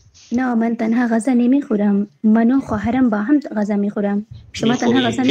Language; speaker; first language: Persian; non-native, learner; Urdu